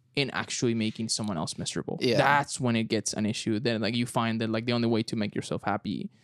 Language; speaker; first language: English; non-native, fluent; Spanish